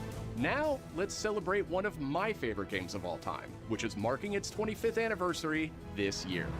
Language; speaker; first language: English; native; English